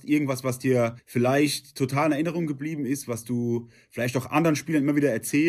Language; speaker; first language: German; native; German